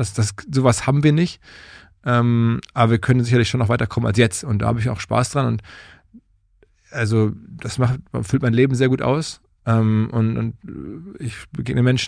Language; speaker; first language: German; native; German